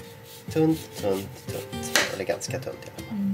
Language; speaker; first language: Swedish; non-native, fluent; Japanese